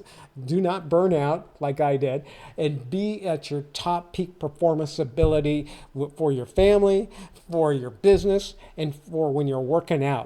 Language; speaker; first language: English; native; English